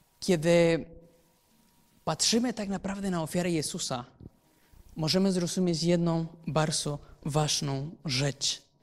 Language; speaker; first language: Polish; non-native, fluent; Spanish